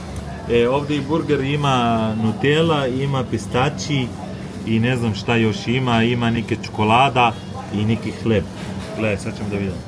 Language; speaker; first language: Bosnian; early bilingual, heritage; Bosnian